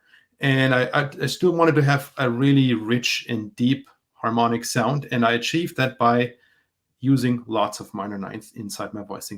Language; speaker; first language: English; non-native, fluent; German